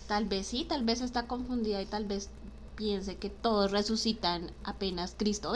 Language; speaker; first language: Spanish; native; Spanish